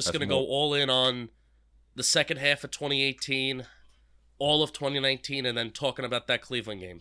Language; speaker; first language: English; native; English